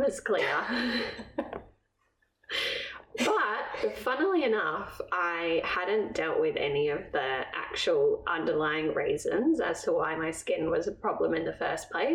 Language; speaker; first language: English; native; English